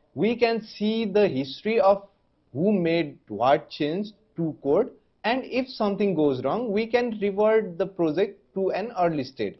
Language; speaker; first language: English; non-native, local second language; Nepali